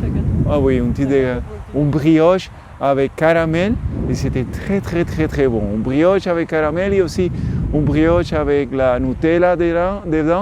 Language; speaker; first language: French; non-native, learner; Spanish